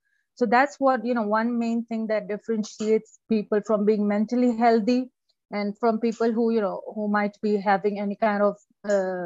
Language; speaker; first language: English; non-native, local second language; Urdu